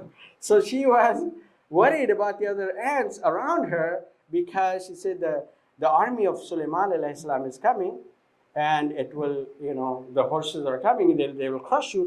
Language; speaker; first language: English; non-native, fluent; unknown